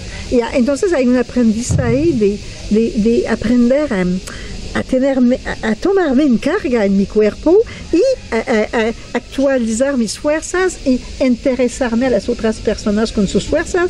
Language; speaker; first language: Spanish; non-native, fluent; French